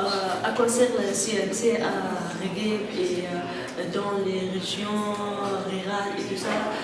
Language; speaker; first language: French; non-native, local second language; Arabic